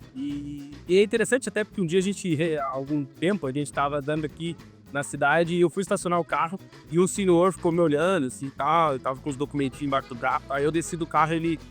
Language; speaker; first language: Portuguese; native; Portuguese